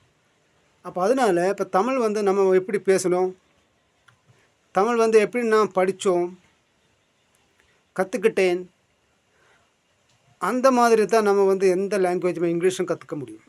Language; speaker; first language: Tamil; non-native, local second language; Malayalam